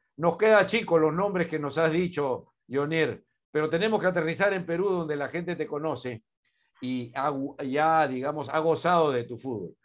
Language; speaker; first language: Spanish; native; Spanish